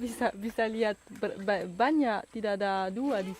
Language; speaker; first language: Indonesian; non-native, learner; French